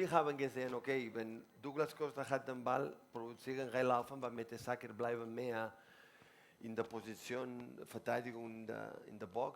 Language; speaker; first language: German; non-native, learner; Spanish